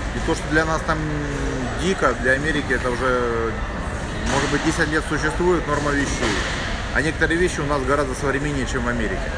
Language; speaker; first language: Russian; native; Russian